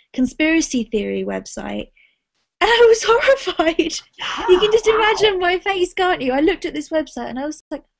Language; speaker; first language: English; native; English